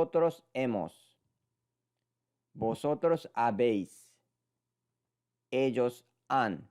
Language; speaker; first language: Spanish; non-native, learner; Japanese